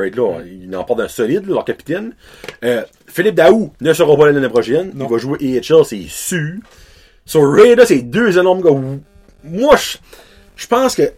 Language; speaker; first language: French; native; French